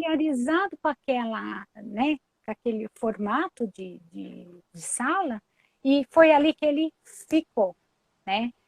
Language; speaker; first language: Portuguese; native; Portuguese